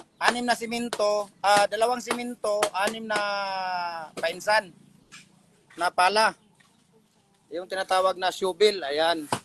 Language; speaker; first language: Filipino; native; Filipino